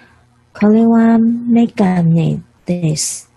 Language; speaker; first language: Japanese; non-native, learner; Chinese